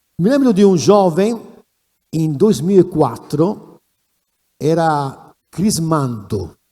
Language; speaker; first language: Portuguese; non-native, fluent; Italian